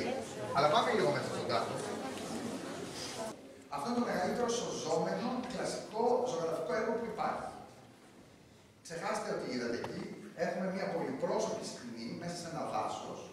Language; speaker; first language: Greek; native; Greek